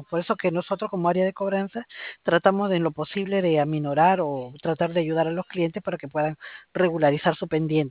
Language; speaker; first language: Spanish; native; Spanish